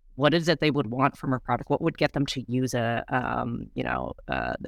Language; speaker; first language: English; native; English